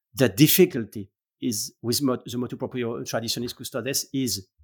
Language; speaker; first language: English; non-native, learner; French